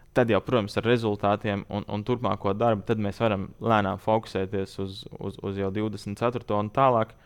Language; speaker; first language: Latvian; native; Latvian